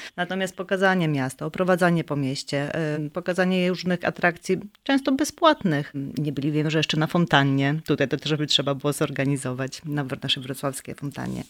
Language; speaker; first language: Polish; native; Polish